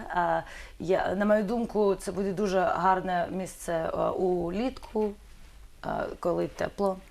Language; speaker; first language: Ukrainian; non-native, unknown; Russian